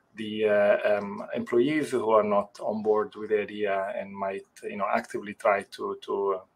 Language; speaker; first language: English; non-native, fluent; Italian